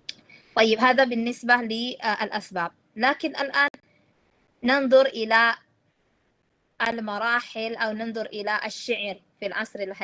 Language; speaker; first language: Arabic; non-native, fluent; Indonesian